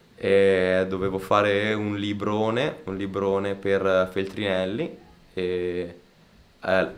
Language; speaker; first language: Italian; native; Italian